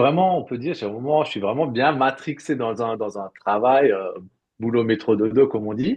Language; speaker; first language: French; native; French